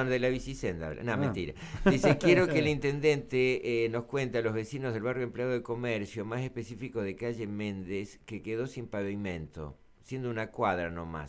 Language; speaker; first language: Spanish; native; Spanish